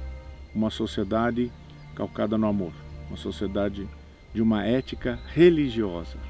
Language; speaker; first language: Portuguese; native; Portuguese